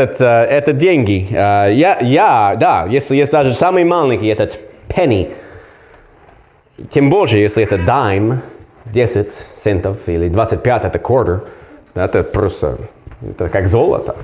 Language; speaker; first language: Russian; non-native, learner; English